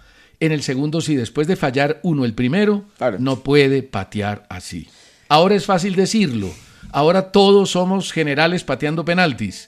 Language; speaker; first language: Spanish; native; Spanish